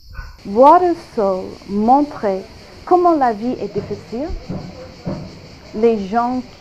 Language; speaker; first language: French; non-native, fluent; English